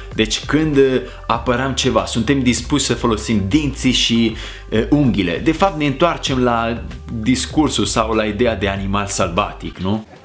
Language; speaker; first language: Romanian; non-native, fluent; Italian